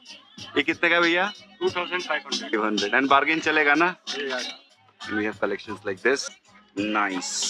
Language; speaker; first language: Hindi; non-native, local second language; Bangla